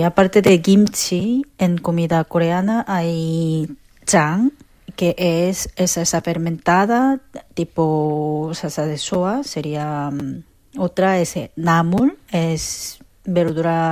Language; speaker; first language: Spanish; non-native, fluent; Korean